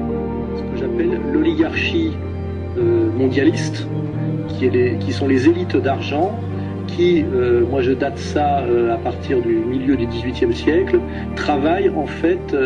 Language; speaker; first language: French; native; French